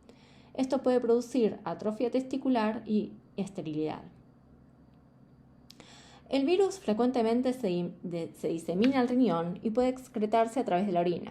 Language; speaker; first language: Spanish; native; Spanish